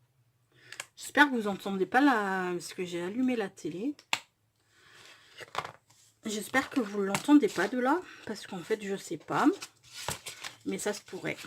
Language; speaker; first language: French; native; French